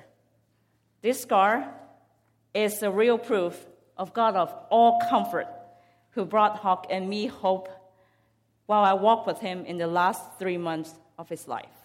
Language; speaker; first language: English; non-native, local second language; Cantonese